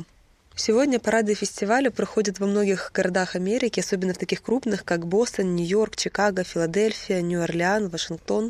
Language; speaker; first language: Russian; native; Russian